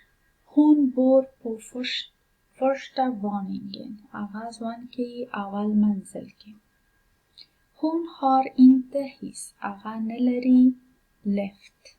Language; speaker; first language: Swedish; non-native, fluent; Pashto